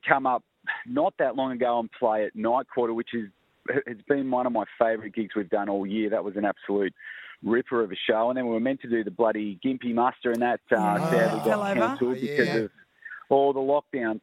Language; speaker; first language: English; native; English